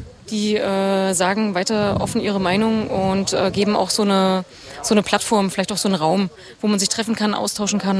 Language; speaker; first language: German; native; German